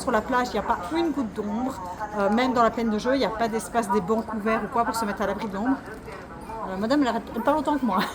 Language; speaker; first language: French; native; French